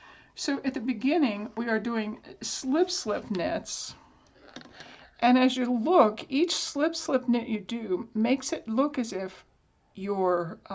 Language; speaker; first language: English; native; English